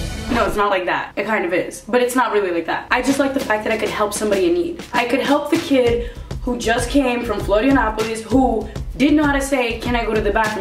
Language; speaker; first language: English; early bilingual, other home language; Portuguese